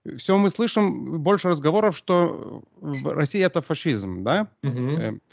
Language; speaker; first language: Russian; non-native, local second language; Lithuanian